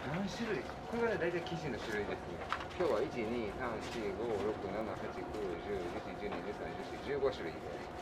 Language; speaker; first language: Japanese; native; Japanese